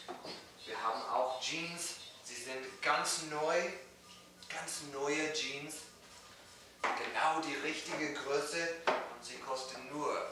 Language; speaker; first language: German; non-native, learner; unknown